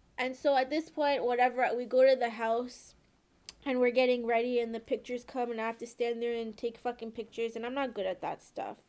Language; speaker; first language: English; native; English